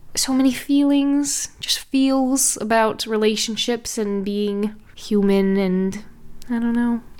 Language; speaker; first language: English; native; English